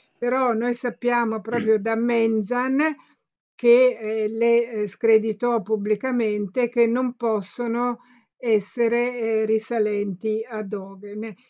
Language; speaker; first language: Italian; native; Italian